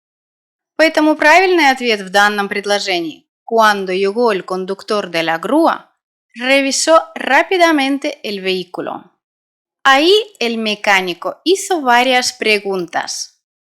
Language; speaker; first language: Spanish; non-native, fluent; Russian